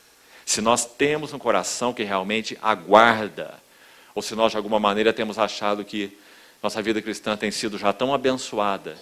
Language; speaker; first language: Portuguese; native; Portuguese